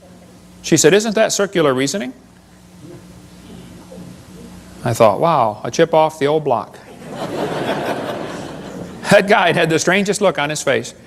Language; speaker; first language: English; native; English